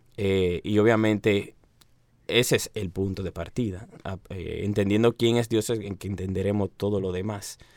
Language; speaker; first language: Spanish; native; Spanish